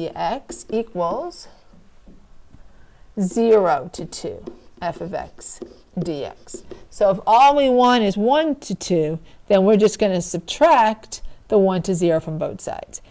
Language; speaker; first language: English; native; English